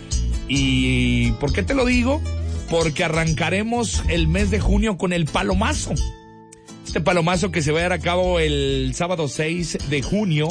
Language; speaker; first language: Spanish; native; Spanish